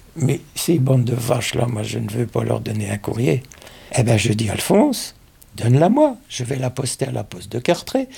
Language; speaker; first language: French; native; French